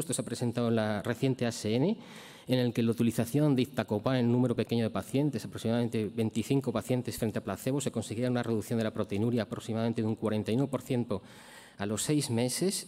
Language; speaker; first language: Spanish; native; Spanish